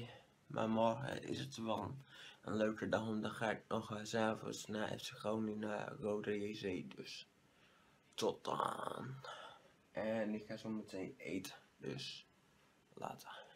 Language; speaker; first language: Dutch; native; Dutch